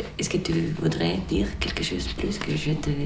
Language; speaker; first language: French; non-native, learner; Spanish